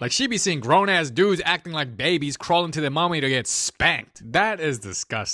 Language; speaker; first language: English; native; English